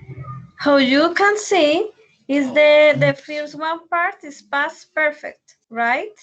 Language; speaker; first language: English; non-native, learner; Spanish